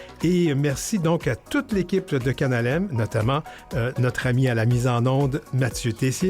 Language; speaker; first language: French; native; French